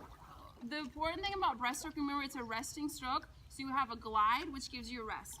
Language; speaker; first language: English; native; English